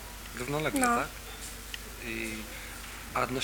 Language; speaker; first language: Polish; native; Polish